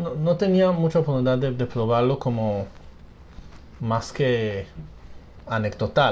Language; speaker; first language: Spanish; non-native, fluent; English